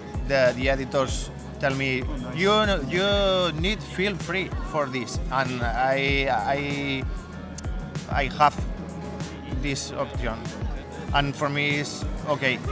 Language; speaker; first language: English; non-native, learner; Spanish